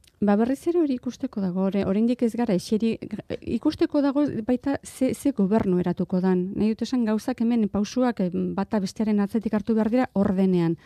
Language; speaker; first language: Basque; non-native, local second language; Spanish